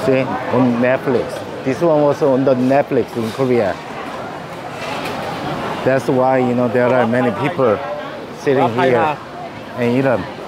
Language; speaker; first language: English; non-native, learner; Korean